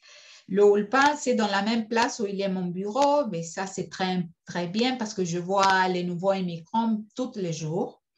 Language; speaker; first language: French; non-native, fluent; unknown